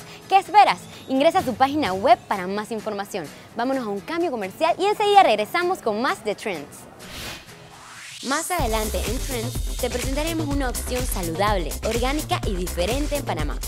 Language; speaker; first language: Spanish; native; Spanish